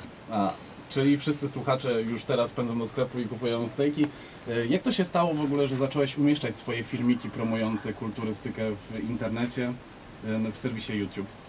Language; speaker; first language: Polish; native; Polish